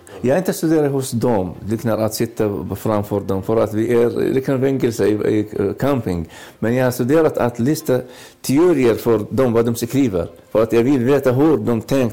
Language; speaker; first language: Swedish; non-native, local second language; Arabic